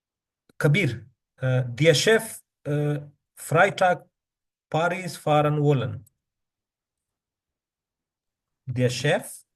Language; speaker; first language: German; non-native, fluent; Urdu